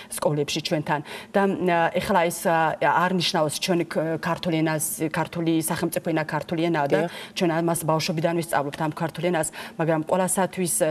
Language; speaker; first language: Georgian; non-native, local second language; Chechen